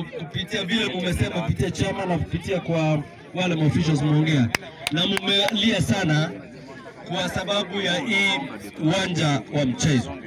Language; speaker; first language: Swahili; non-native, local second language; Kalenjin